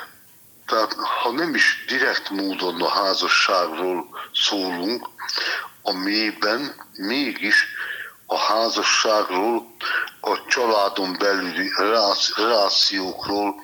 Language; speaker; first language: Hungarian; native; Hungarian